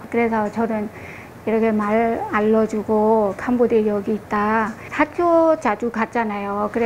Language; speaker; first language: Korean; non-native, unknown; Khmer